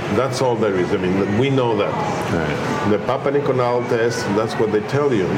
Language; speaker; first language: English; non-native, fluent; Spanish